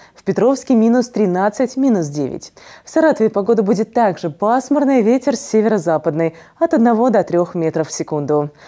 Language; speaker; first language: Russian; native; Russian